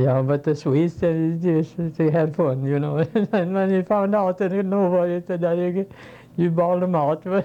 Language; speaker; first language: English; non-native, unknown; Swedish